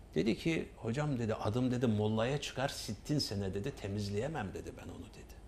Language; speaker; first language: Turkish; native; Turkish